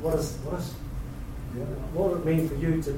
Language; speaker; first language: English; native; English